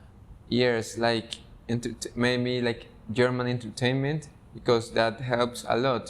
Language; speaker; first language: English; non-native, fluent; Spanish